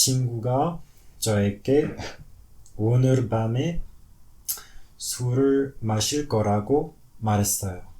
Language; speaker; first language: Korean; non-native, learner; French